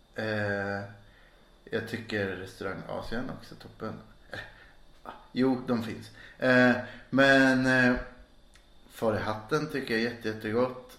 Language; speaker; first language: Swedish; native; Swedish